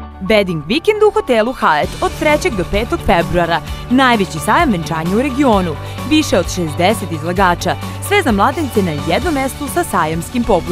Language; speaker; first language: Croatian; native; Croatian